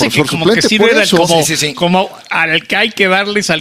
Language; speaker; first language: Spanish; native; Spanish